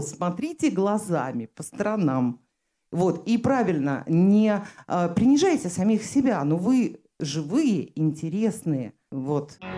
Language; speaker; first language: Russian; native; Russian